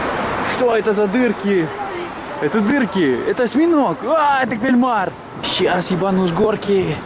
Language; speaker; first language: Russian; native; Russian